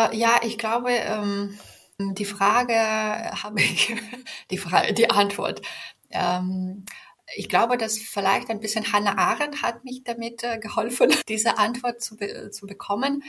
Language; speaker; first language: German; non-native, fluent; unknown